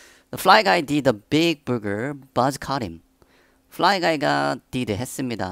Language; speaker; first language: English; non-native, fluent; Korean